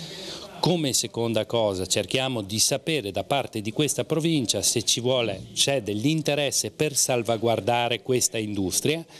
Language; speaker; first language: Italian; native; Italian